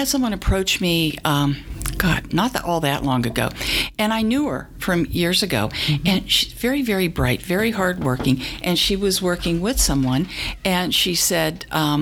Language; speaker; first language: English; native; English